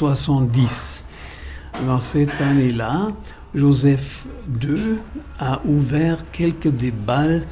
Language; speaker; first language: French; non-native, fluent; German